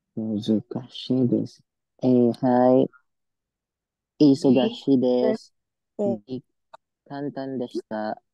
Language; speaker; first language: Japanese; non-native, learner; Filipino